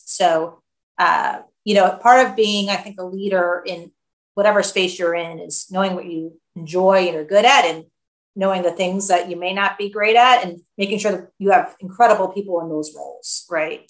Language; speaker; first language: English; native; English